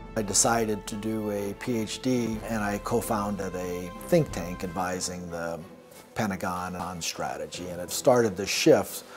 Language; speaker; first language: English; native; English